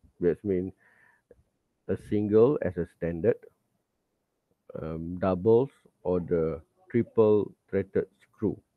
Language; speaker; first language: English; non-native, local second language; Malay